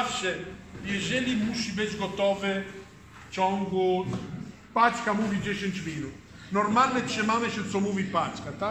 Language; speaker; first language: Polish; non-native, fluent; Italian